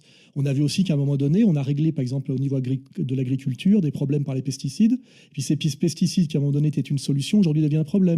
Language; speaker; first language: French; native; French